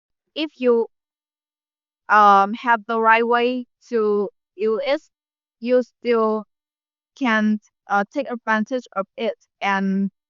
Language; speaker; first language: English; non-native, learner; Vietnamese